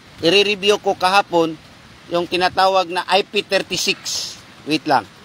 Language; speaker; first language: Filipino; non-native, local second language; Cebuano